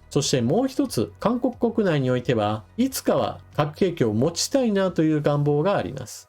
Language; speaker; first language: Japanese; native; Japanese